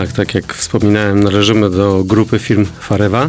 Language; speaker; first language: Polish; native; Polish